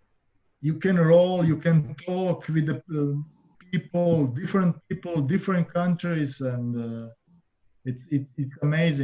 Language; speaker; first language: English; non-native, learner; Croatian